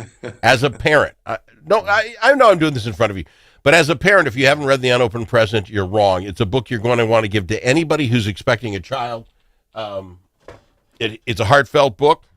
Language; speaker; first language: English; native; English